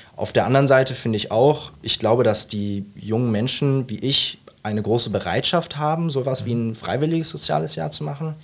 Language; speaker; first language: German; native; German